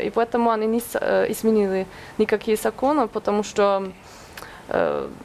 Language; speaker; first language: Russian; non-native, fluent; Norwegian